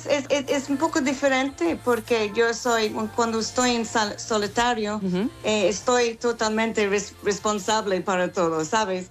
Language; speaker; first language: Spanish; non-native, fluent; English